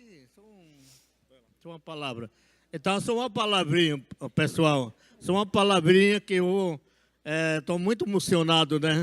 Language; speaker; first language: Portuguese; non-native, local second language; Yanomámi